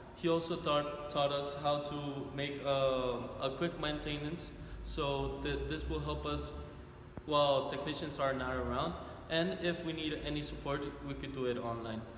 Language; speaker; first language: English; non-native, fluent; Spanish